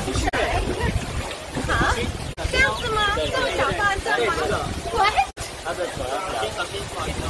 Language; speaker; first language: Chinese; non-native, learner; Korean